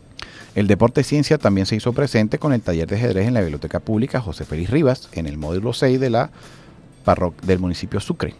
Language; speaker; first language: Spanish; native; Spanish